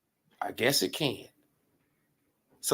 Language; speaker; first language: English; native; English